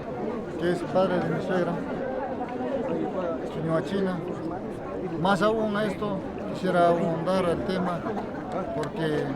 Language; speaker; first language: Spanish; native; Spanish